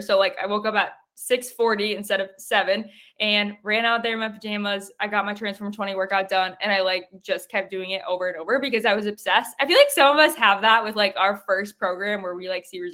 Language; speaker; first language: English; native; English